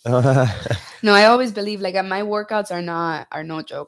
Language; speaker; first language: English; native; English